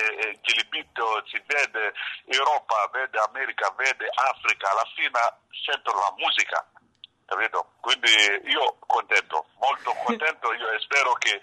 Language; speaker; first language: Italian; non-native, learner; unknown